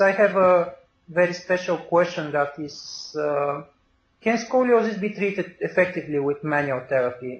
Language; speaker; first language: English; non-native, fluent; Bulgarian